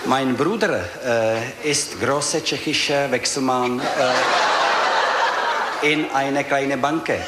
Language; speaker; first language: German; non-native, learner; Czech